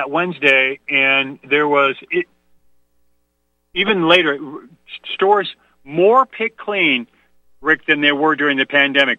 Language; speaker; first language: English; native; English